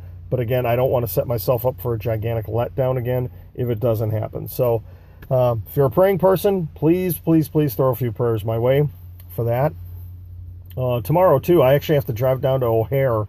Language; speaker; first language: English; native; English